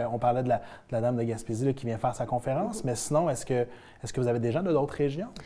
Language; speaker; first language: French; native; French